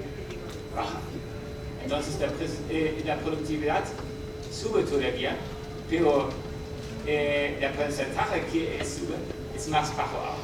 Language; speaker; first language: Spanish; non-native, learner; German